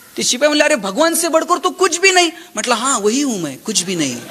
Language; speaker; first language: Hindi; non-native, local second language; Marathi